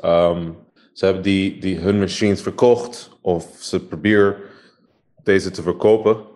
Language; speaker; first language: Dutch; non-native, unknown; Spanish